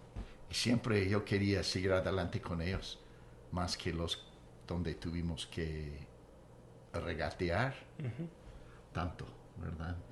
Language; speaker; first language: Spanish; non-native, fluent; English